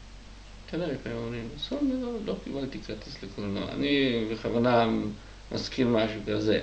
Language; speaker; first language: Hebrew; non-native, fluent; Czech